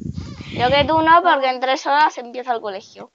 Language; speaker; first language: Spanish; native; Spanish